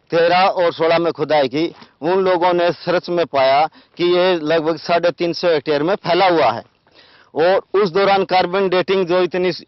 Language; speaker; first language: Hindi; native; Hindi